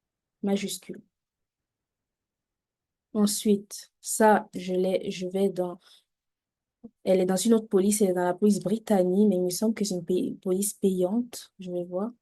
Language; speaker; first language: French; native; French